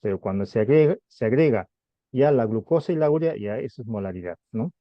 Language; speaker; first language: Spanish; native; Spanish